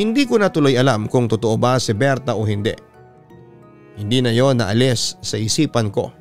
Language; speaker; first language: Filipino; native; Filipino